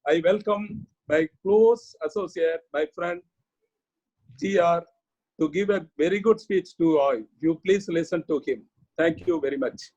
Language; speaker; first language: English; non-native, local second language; Tamil